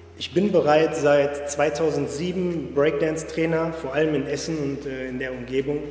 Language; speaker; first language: German; native; German